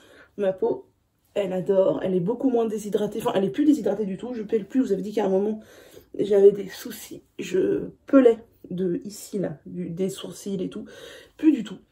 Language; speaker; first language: French; native; French